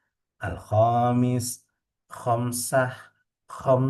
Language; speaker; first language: Arabic; non-native, fluent; Indonesian